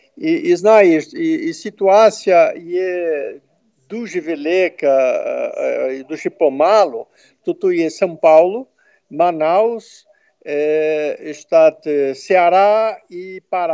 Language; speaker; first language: Ukrainian; early bilingual, heritage; Ukrainian